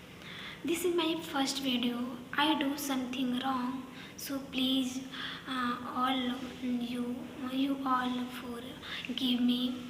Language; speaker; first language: English; non-native, learner; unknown